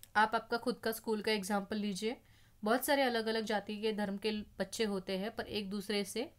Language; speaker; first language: Hindi; non-native, local second language; Marathi